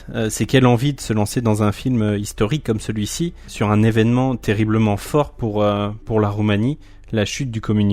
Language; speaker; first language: French; native; French